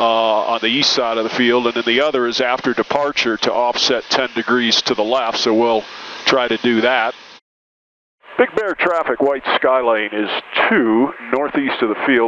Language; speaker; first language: English; native; English